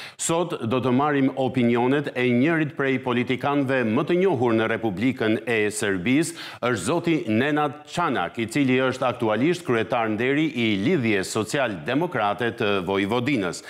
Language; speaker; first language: Albanian; native; Albanian